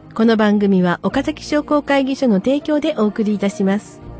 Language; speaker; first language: Japanese; native; Japanese